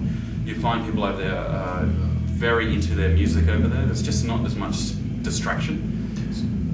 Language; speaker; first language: English; native; English